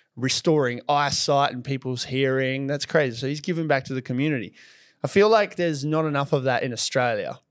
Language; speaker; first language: English; native; English